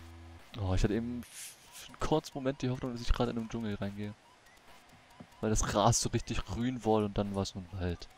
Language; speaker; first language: German; native; German